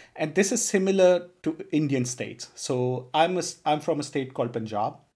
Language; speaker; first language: English; non-native, local second language; Punjabi